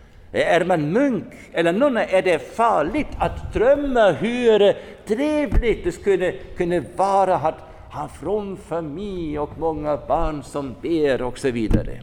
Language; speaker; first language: Swedish; non-native, fluent; German